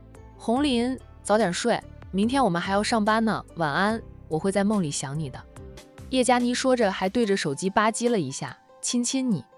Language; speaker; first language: Chinese; native; Chinese